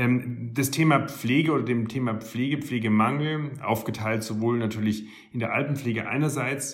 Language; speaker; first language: German; native; German